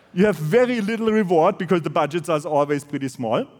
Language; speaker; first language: English; non-native, fluent; German